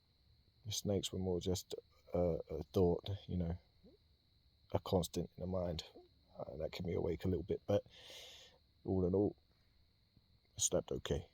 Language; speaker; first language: English; native; English